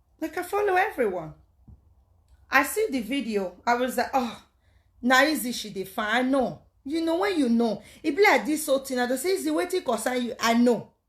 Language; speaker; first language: Nigerian Pidgin; native; Nigerian Pidgin